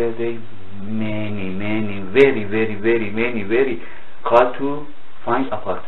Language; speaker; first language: English; non-native, learner; Russian